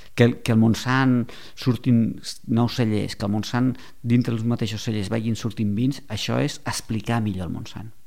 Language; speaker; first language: Catalan; native; Catalan